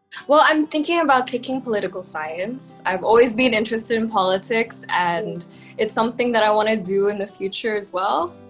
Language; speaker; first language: English; early bilingual, heritage; English